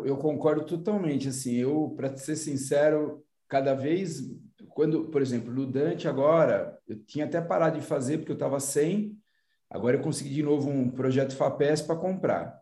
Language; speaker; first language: Portuguese; native; Portuguese